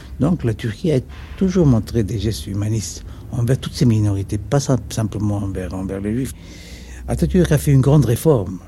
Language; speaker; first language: French; non-native, fluent; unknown